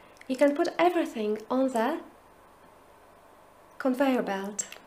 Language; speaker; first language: English; non-native, fluent; Polish